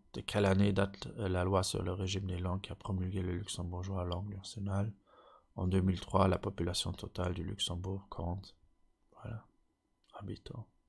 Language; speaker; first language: French; non-native, local second language; Luxembourgish